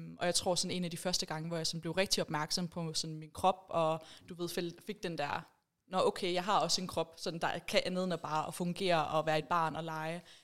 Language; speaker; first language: Danish; early bilingual, other home language; Persian